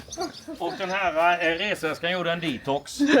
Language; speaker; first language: Swedish; native; Swedish